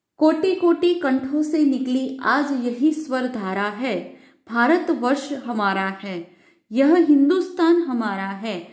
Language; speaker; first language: Hindi; non-native, local second language; Gujarati